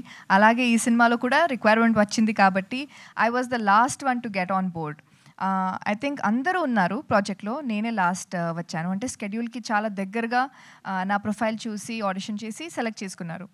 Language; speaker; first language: Telugu; non-native, fluent; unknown